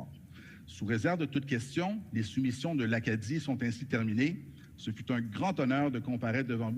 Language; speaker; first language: French; native; French